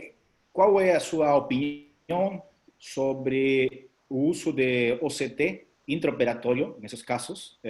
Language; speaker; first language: Portuguese; non-native, learner; Spanish